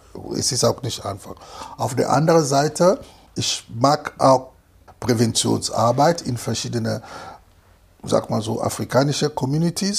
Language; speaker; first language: German; non-native, fluent; Lingala